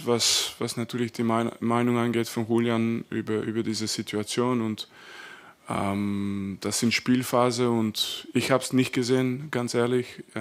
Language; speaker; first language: German; non-native, fluent; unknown